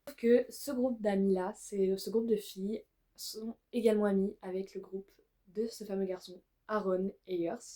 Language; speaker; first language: French; native; French